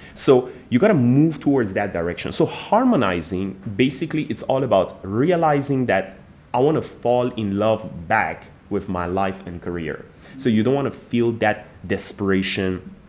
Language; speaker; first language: English; non-native, fluent; Persian